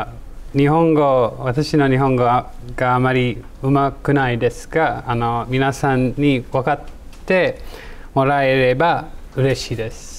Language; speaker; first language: Japanese; non-native, learner; English